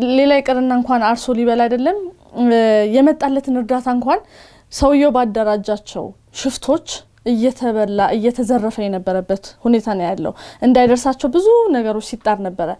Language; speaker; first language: Amharic; non-native, local second language; Tigrinya